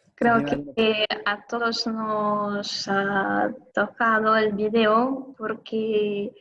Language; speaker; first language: Spanish; non-native, fluent; Russian